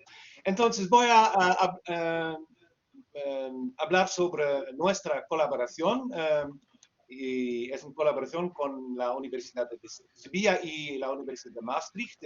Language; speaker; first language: Spanish; non-native, learner; Dutch